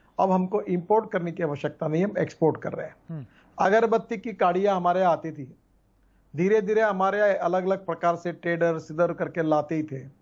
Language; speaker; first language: Hindi; non-native, local second language; Marathi